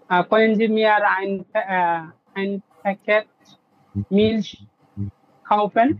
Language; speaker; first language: German; non-native, learner; Bangla